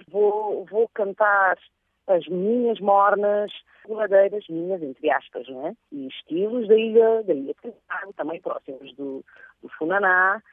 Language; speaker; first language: Portuguese; non-native, local second language; Kabuverdianu